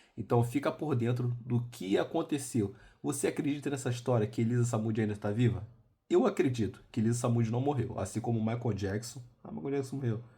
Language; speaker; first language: Portuguese; native; Portuguese